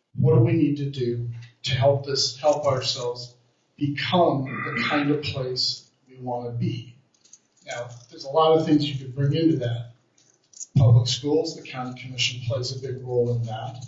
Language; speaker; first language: English; native; English